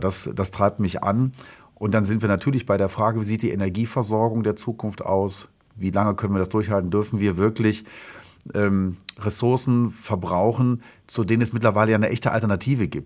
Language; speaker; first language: German; native; German